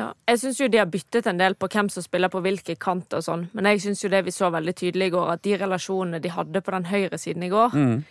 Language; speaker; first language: Norwegian; native; Norwegian